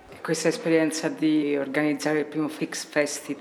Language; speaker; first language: Italian; native; Italian